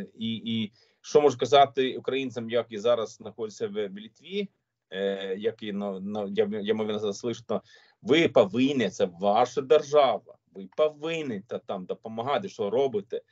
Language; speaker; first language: Ukrainian; non-native, learner; Swedish